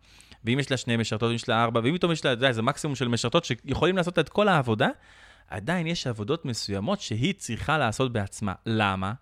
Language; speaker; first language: Hebrew; native; Hebrew